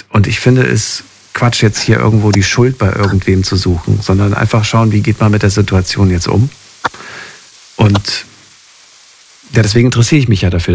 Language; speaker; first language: German; native; German